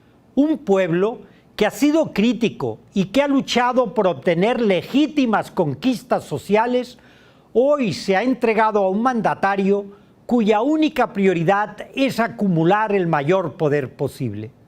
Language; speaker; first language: Spanish; native; Spanish